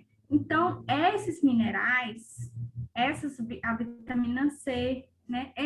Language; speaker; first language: Portuguese; native; Portuguese